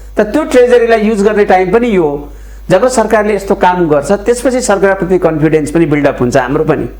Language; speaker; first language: Nepali; native; Nepali